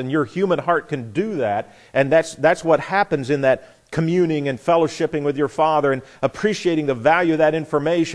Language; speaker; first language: English; native; English